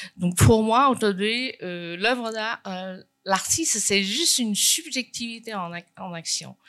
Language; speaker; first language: French; non-native, fluent; Chinese